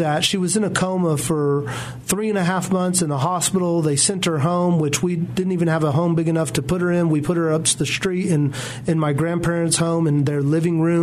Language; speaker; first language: English; native; English